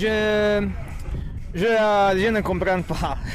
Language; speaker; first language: French; non-native, learner; Spanish